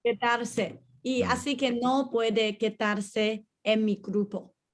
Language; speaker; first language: Spanish; non-native, learner; Chinese